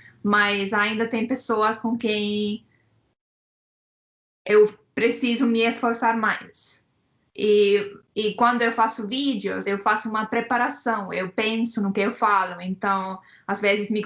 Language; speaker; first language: Portuguese; non-native, fluent; Estonian